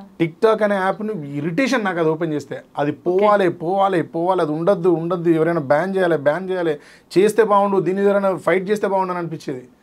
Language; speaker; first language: Telugu; native; Telugu